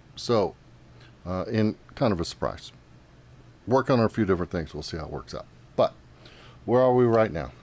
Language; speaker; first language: English; native; English